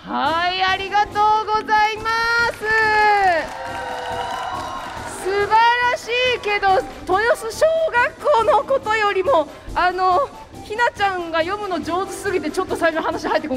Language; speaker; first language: Japanese; native; Japanese